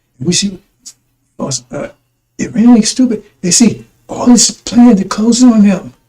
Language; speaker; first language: English; native; English